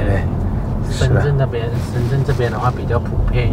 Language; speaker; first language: Chinese; native; Chinese